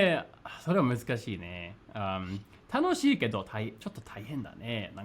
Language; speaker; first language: Japanese; non-native, fluent; English